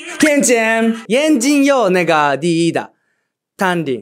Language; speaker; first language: Chinese; non-native, learner; Japanese